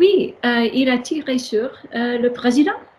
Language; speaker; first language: French; non-native, learner; English